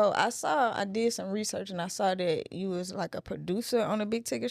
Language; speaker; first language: English; native; English